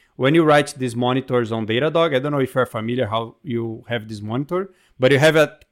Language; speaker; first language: English; non-native, fluent; Portuguese